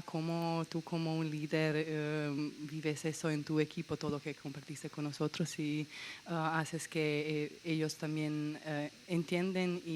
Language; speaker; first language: Spanish; non-native, learner; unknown